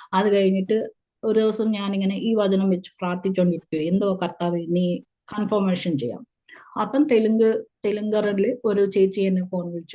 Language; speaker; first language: Malayalam; early bilingual, heritage; Malayalam